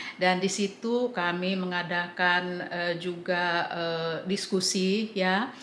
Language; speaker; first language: Indonesian; early bilingual, heritage; English